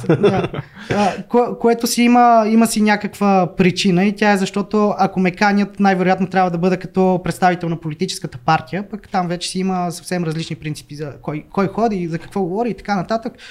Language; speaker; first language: Bulgarian; native; Bulgarian